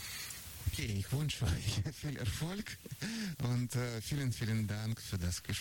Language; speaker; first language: German; non-native, learner; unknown